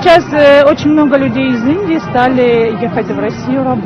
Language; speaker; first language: Russian; native; Russian